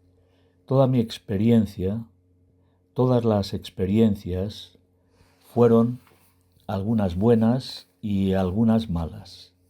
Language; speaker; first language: Spanish; non-native, learner; Berber languages